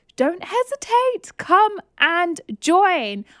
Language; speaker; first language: English; native; English